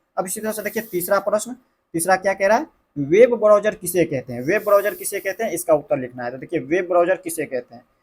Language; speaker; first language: Hindi; native; Hindi